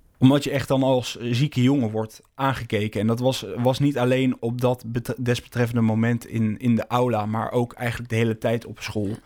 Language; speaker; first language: Dutch; native; Dutch